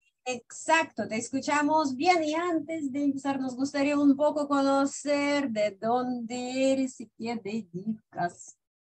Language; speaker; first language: Spanish; non-native, fluent; Russian